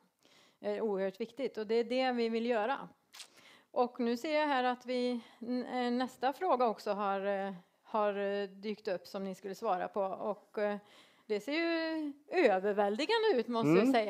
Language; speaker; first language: Swedish; native; Swedish